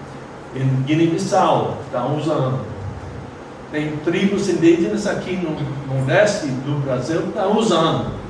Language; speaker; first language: Portuguese; non-native, fluent; English